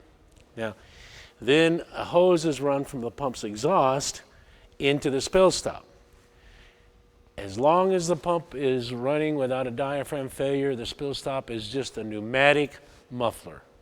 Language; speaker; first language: English; native; English